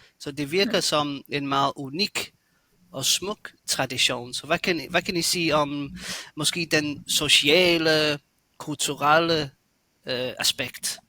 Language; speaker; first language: Danish; native; Danish